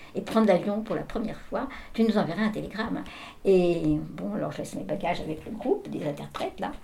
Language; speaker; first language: French; native; French